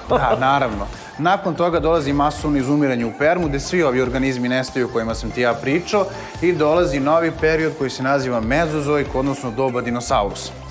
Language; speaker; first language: Serbian; native; Serbian